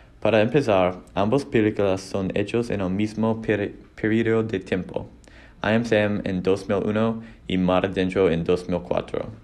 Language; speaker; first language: Spanish; non-native, learner; English